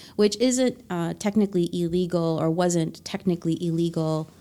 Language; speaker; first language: English; non-native, fluent; Spanish